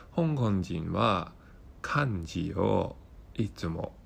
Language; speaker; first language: Japanese; non-native, learner; Cantonese